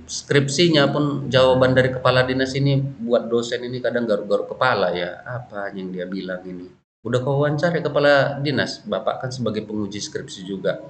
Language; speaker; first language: Indonesian; native; Indonesian